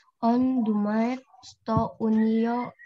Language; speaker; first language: Russian; non-native, learner; Indonesian